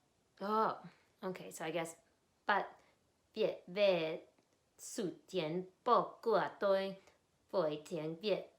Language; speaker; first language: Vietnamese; non-native, learner; English